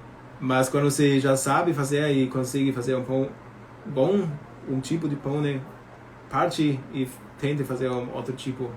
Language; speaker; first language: Portuguese; non-native, fluent; German